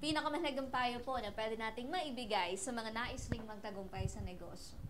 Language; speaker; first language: Filipino; native; Filipino